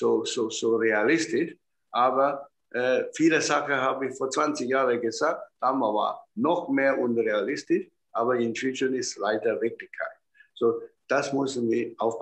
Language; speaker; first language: German; non-native, fluent; Chinese